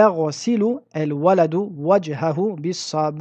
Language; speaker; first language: Arabic; non-native, fluent; French